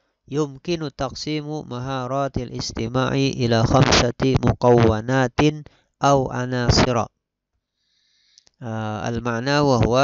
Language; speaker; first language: Arabic; non-native, fluent; Indonesian